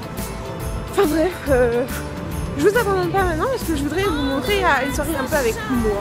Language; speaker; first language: French; native; French